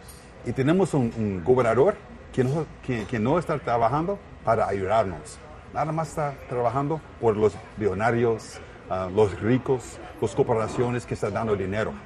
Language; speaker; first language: Spanish; non-native, learner; English